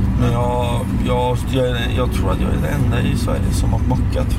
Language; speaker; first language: Swedish; early bilingual, other home language; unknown